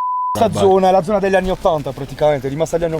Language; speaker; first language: Italian; native; Italian